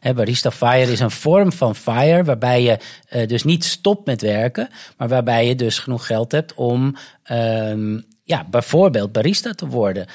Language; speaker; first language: Dutch; native; Dutch